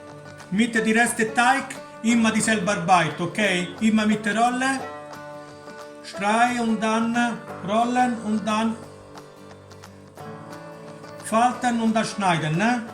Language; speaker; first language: German; non-native, learner; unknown